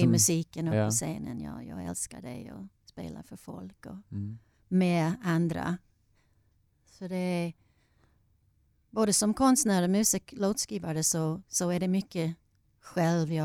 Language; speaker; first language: Swedish; non-native, fluent; English